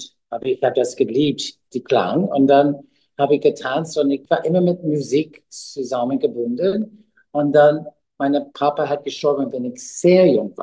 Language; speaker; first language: German; non-native, learner; English